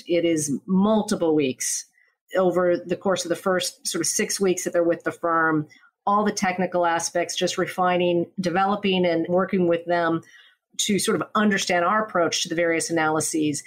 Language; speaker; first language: English; native; English